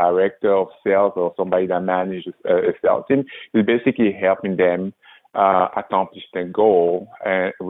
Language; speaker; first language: English; non-native, local second language; French